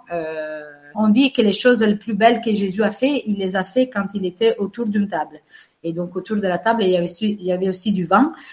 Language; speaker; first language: French; non-native, fluent; Italian